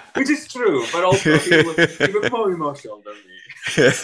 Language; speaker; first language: English; non-native, fluent; Spanish